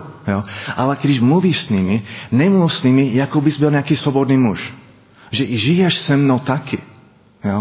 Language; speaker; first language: Czech; non-native, learner; English